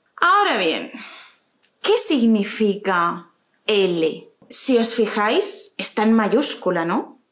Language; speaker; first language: Spanish; native; Spanish